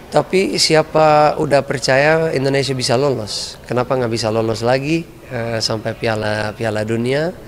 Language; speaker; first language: Indonesian; early bilingual, heritage; Dutch